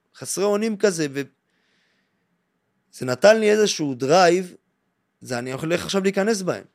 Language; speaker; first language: Hebrew; native; Hebrew